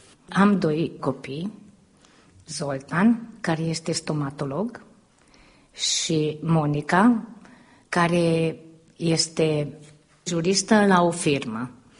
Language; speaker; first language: Romanian; early bilingual, heritage; Romanian